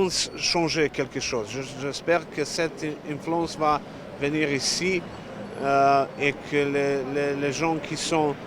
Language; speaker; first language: French; non-native, learner; Serbian